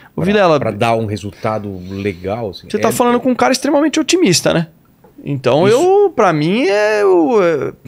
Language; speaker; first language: Portuguese; native; Portuguese